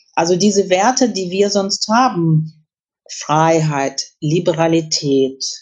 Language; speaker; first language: German; early bilingual, other home language; Russian